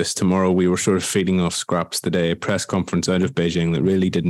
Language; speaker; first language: English; native; English